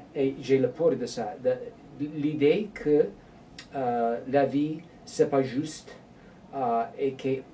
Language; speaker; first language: French; non-native, learner; English